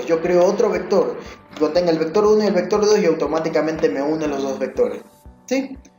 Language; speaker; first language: Spanish; native; Spanish